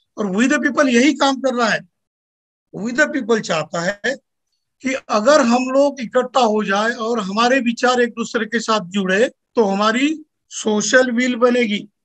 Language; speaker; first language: Hindi; non-native, local second language; Marathi